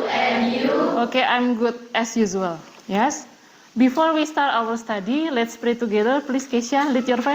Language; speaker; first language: English; non-native, learner; Indonesian